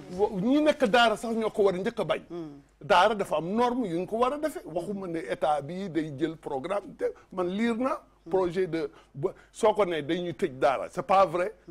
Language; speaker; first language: Wolof; non-native, local second language; Fula